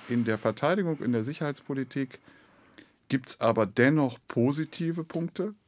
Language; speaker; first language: German; native; German